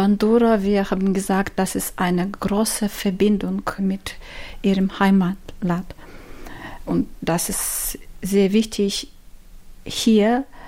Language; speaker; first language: German; non-native, learner; Ukrainian